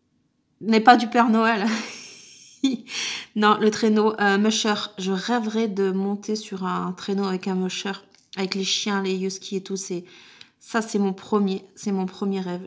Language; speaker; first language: French; native; French